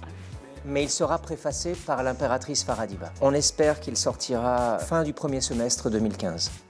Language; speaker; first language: French; native; French